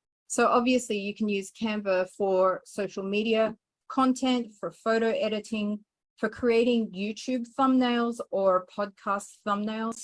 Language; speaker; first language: English; native; English